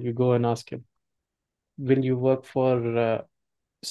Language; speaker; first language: English; non-native, local second language; Kannada